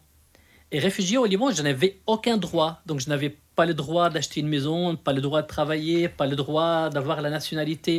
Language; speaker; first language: French; non-native, local second language; Arabic